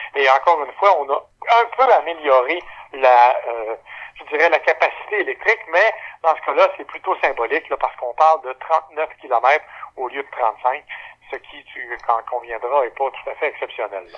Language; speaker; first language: French; native; French